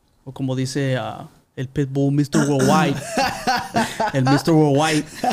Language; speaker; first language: Spanish; early bilingual, other home language; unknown